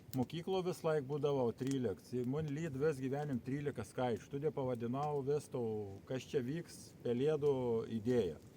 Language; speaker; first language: Lithuanian; native; Lithuanian